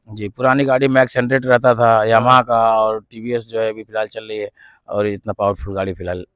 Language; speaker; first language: Hindi; native; Hindi